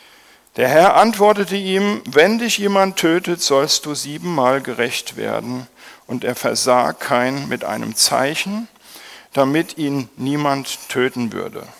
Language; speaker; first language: German; native; German